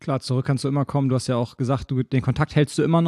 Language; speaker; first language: German; native; German